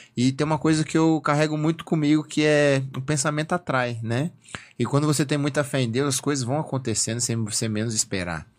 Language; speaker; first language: Portuguese; native; Portuguese